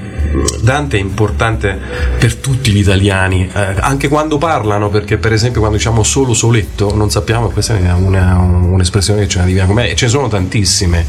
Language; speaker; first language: Italian; native; Italian